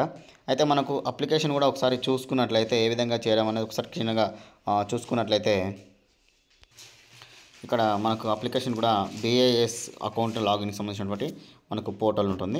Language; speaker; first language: Telugu; native; Telugu